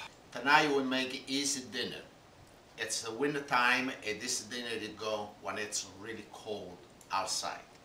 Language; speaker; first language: English; non-native, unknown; Italian